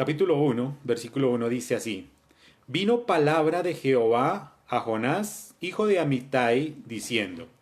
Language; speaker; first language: Spanish; native; Spanish